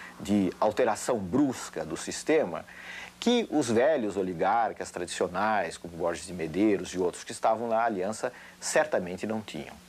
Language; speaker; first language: Portuguese; native; Portuguese